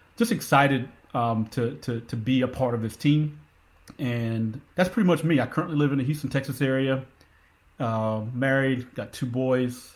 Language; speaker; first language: English; native; English